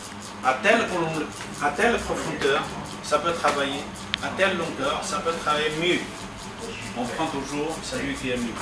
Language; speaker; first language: French; non-native, fluent; Chinese